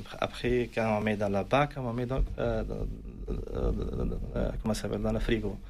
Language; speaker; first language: French; non-native, learner; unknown